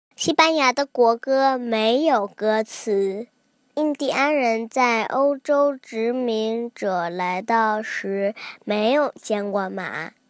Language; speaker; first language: Chinese; early bilingual, heritage; Chinese